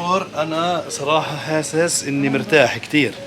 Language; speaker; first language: Arabic; native; Arabic